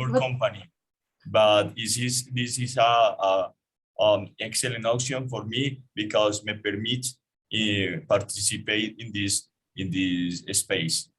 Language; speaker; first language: English; non-native, learner; Spanish